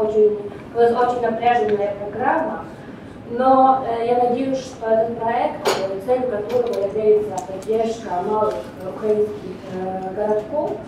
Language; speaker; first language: Russian; non-native, learner; Polish